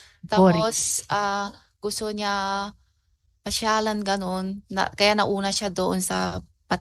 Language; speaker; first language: Filipino; non-native, learner; Chinese